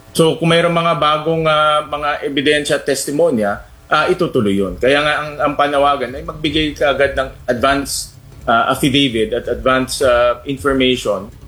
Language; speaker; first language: Filipino; native; Filipino